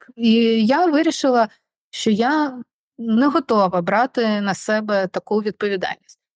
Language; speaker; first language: Ukrainian; non-native, local second language; Russian